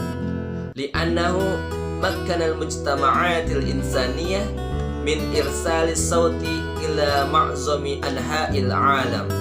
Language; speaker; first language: Arabic; non-native, learner; Indonesian